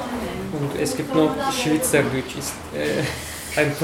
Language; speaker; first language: German; non-native, learner; Turkish